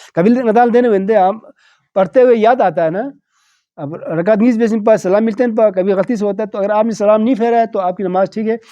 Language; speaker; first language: Urdu; non-native, local second language; Balti